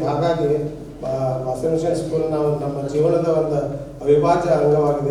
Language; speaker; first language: Kannada; native; Kannada